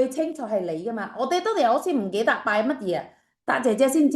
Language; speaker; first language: Chinese; non-native, fluent; Indonesian